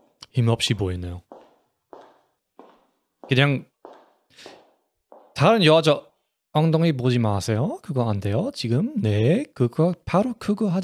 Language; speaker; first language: Korean; non-native, fluent; German